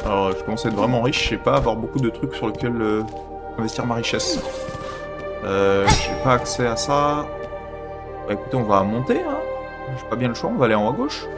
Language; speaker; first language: French; native; French